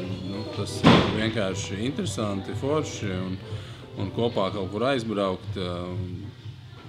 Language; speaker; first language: Latvian; native; Latvian